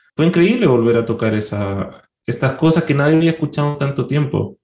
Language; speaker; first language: Spanish; native; Spanish